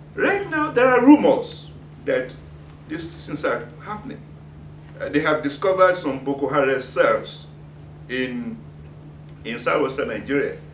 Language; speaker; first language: English; non-native, local second language; Yoruba